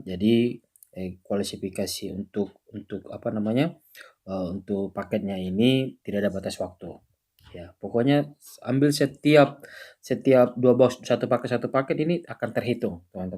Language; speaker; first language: Indonesian; native; Indonesian